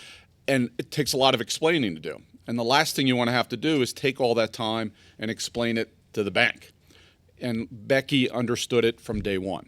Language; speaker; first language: English; native; English